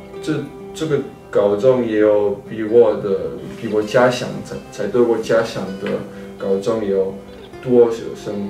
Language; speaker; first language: Chinese; non-native, fluent; German